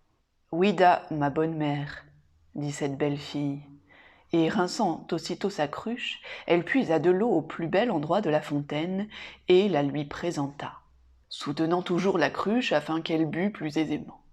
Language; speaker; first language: French; native; French